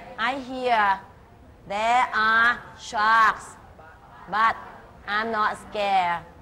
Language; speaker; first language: English; non-native, fluent; Thai